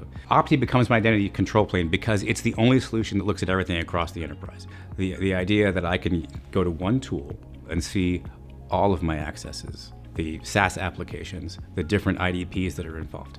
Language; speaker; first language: English; native; English